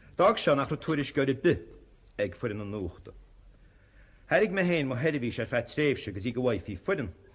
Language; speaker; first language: Irish; native; Irish